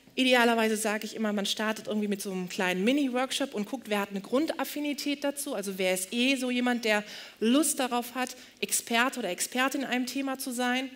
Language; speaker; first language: German; early bilingual, other home language; Turkish